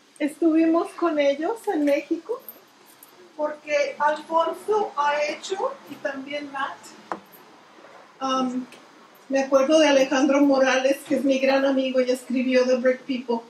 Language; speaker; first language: Spanish; early bilingual, heritage; Spanish